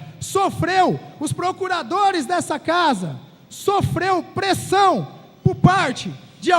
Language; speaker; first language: Portuguese; native; Portuguese